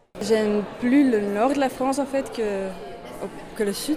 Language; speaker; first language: French; non-native, learner; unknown